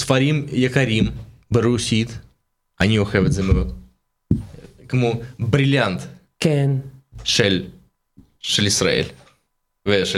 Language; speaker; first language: Hebrew; non-native, learner; Russian